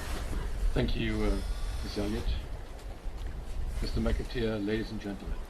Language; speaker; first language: English; non-native, fluent; German